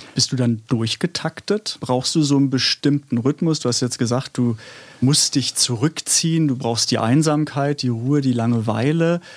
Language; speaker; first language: German; native; German